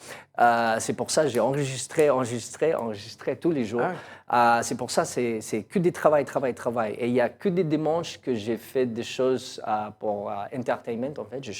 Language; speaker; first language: French; non-native, learner; English